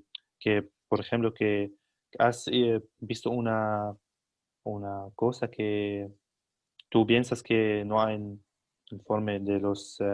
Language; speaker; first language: Spanish; non-native, learner; Arabic